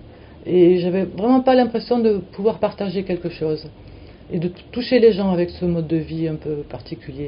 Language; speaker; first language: French; native; French